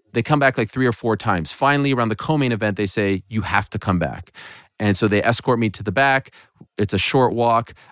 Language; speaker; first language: English; native; English